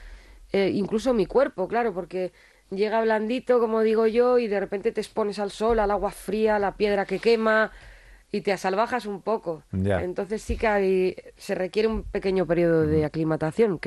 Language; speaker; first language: Spanish; native; Spanish